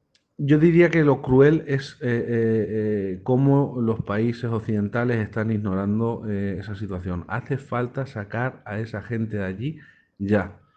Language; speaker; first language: Spanish; native; Spanish